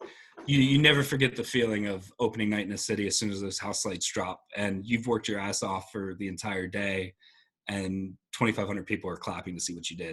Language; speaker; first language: English; native; English